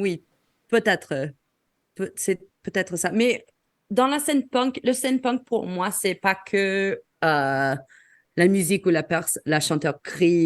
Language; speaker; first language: French; non-native, fluent; English